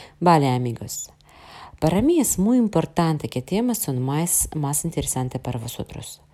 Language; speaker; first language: Spanish; non-native, fluent; Russian